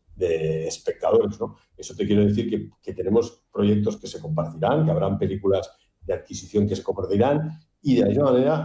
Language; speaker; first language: Spanish; native; Spanish